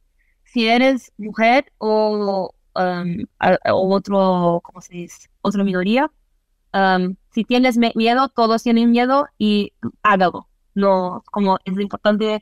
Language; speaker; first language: Spanish; non-native, fluent; Portuguese